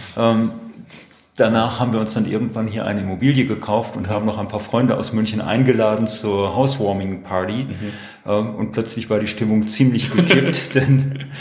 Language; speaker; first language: German; native; German